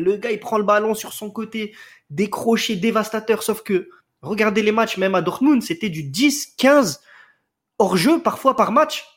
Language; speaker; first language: French; native; French